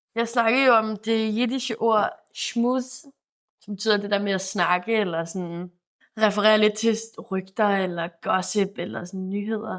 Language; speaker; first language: Danish; native; Danish